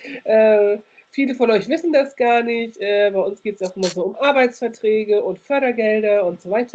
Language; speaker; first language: German; native; German